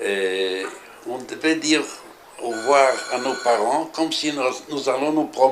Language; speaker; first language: French; early bilingual, other home language; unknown